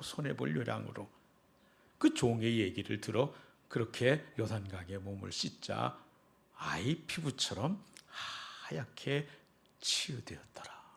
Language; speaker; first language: Korean; native; Korean